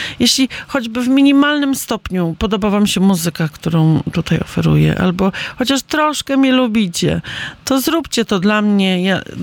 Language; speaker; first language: Polish; native; Polish